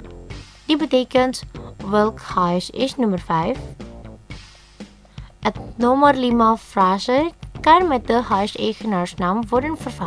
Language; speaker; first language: Dutch; non-native, learner; Indonesian